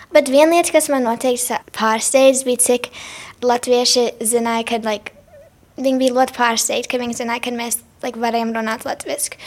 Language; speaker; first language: Latvian; early bilingual, heritage; English